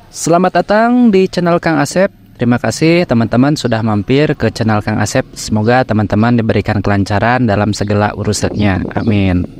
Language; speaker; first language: Indonesian; native; Indonesian